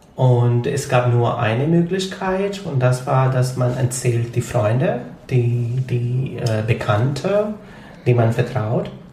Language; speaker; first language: German; non-native, fluent; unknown